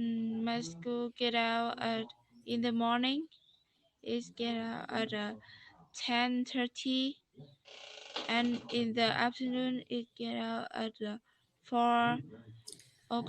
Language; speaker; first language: English; non-native, learner; Vietnamese